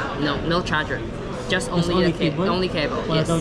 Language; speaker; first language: English; non-native, learner; Chinese